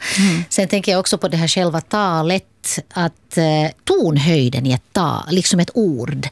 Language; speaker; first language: Swedish; native; Swedish